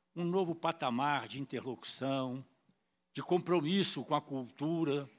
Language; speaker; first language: Portuguese; native; Portuguese